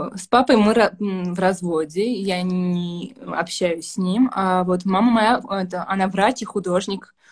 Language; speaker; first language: Russian; non-native, local second language; Armenian